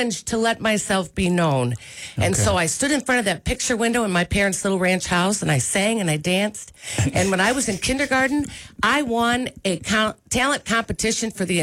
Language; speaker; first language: English; native; English